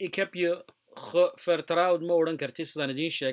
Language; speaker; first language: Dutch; non-native, fluent; Somali